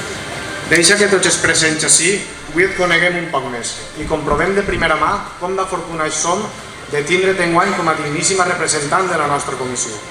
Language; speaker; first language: Catalan; native; Catalan